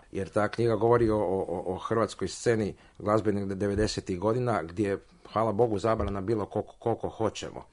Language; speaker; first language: Croatian; native; Croatian